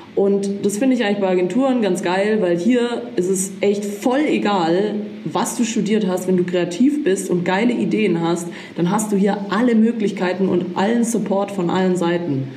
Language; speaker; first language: German; native; German